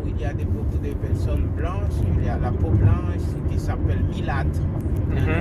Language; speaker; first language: French; non-native, local second language; Haitian Creole